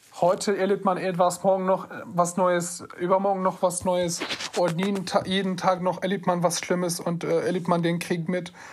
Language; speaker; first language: German; non-native, fluent; Arabic